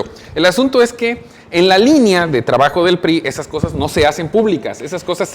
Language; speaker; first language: Spanish; native; Spanish